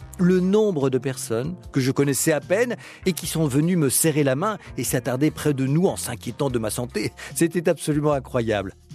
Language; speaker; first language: French; native; French